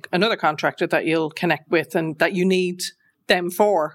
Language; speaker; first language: English; native; English